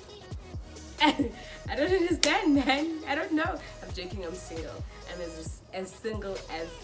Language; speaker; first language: English; non-native, local second language; Xhosa